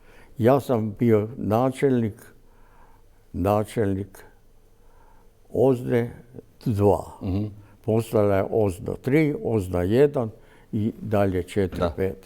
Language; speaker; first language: Croatian; native; Croatian